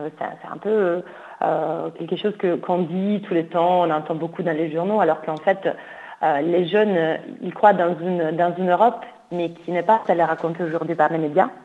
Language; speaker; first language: French; non-native, fluent; Italian